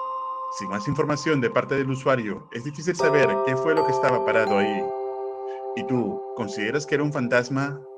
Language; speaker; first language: Spanish; native; Spanish